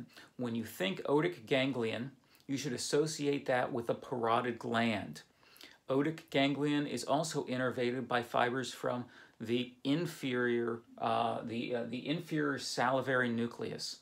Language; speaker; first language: English; native; English